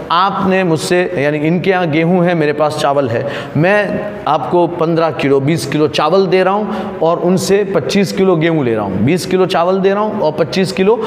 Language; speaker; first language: Urdu; non-native, local second language; Gujarati